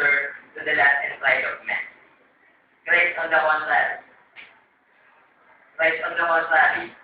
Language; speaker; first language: English; non-native, learner; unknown